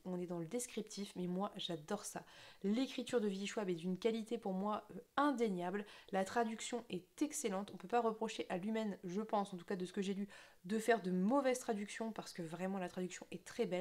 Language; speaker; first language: French; native; French